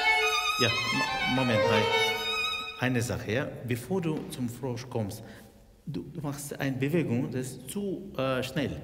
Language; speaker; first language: German; non-native, fluent; Russian